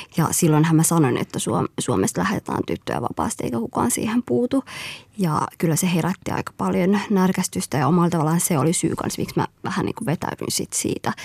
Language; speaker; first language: Finnish; early bilingual, other home language; Somali